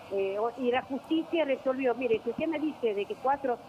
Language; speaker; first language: Spanish; non-native, fluent; Russian